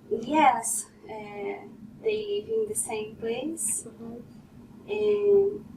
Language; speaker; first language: English; non-native, learner; Portuguese